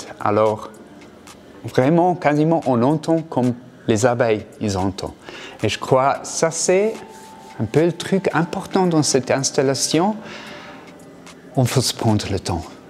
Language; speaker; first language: French; non-native, fluent; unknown